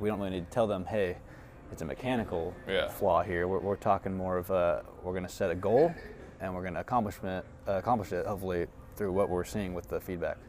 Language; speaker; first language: English; native; English